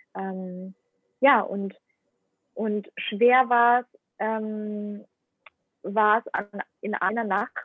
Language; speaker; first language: German; non-native, fluent; Ukrainian